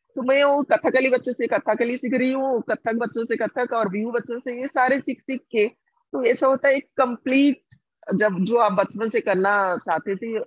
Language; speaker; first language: Hindi; non-native, local second language; Odia